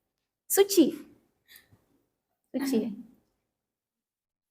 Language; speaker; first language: English; non-native, fluent; Indonesian